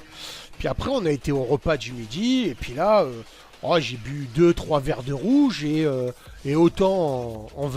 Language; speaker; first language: French; native; French